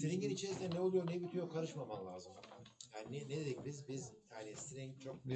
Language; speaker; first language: Turkish; native; Turkish